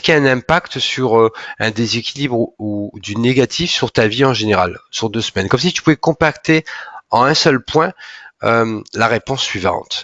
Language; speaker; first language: French; native; French